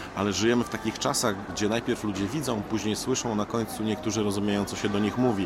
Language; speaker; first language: Polish; native; Polish